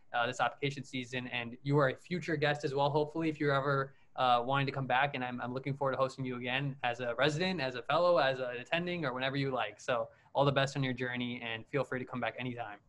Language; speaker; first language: English; native; English